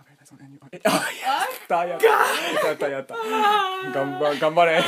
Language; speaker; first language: Japanese; non-native, learner; English